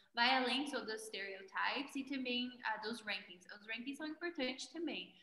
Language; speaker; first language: Portuguese; non-native, fluent; English